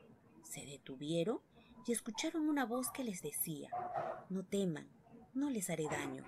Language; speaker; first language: Spanish; native; Spanish